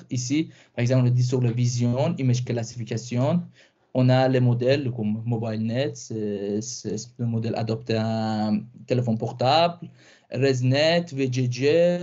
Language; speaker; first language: French; non-native, fluent; Persian